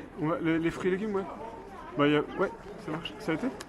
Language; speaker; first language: French; native; French